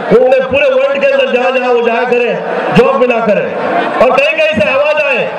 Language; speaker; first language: Hindi; native; Hindi